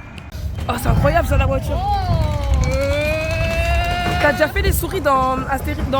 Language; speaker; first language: French; native; French